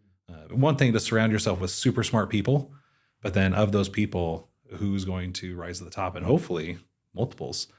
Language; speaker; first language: English; native; English